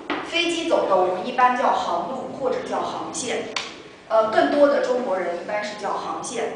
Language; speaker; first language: Chinese; native; Chinese